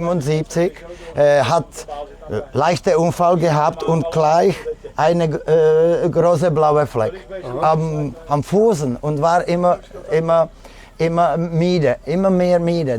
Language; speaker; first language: German; non-native, fluent; Czech